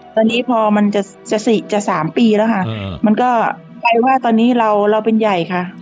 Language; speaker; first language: Thai; native; Thai